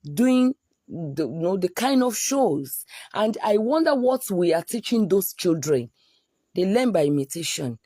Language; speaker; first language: English; non-native, local second language; Yoruba